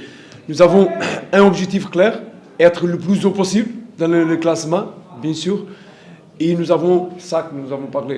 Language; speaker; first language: French; non-native, learner; Portuguese